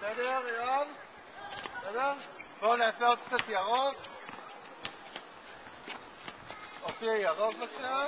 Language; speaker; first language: Hebrew; native; Hebrew